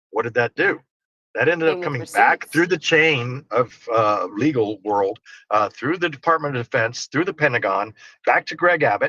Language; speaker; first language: English; native; English